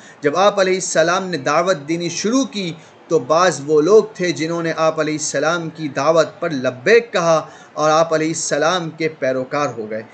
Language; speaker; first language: Urdu; native; Urdu